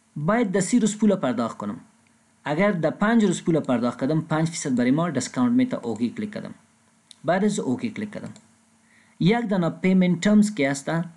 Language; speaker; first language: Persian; non-native, local second language; Pashto